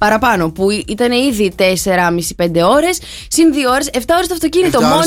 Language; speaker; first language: Greek; native; Greek